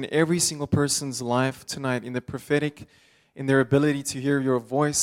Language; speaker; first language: English; non-native, local second language; Afrikaans